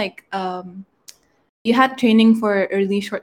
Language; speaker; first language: English; non-native, fluent; Malay